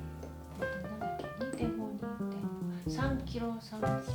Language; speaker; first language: Japanese; native; Japanese